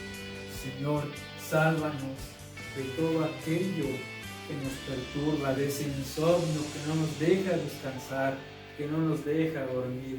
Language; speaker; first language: Spanish; native; Spanish